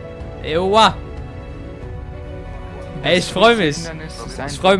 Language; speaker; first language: German; native; German